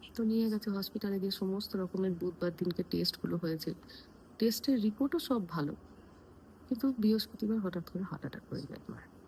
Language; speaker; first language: Bangla; native; Bangla